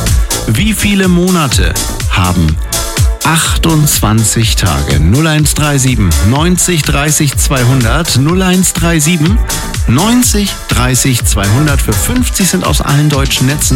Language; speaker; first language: German; native; German